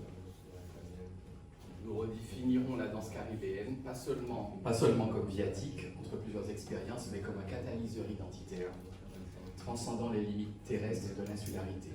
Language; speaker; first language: French; native; French